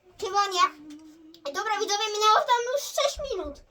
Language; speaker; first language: Polish; native; Polish